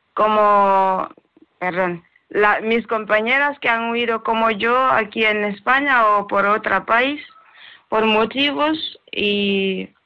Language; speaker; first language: Spanish; non-native, learner; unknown